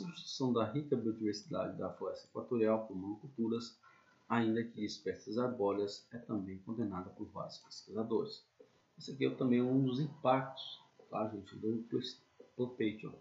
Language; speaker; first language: Portuguese; native; Portuguese